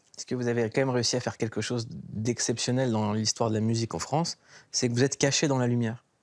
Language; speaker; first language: French; native; French